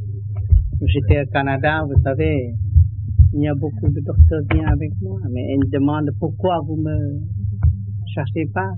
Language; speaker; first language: French; non-native, learner; Vietnamese